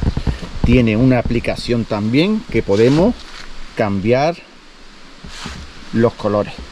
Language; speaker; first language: Spanish; native; Spanish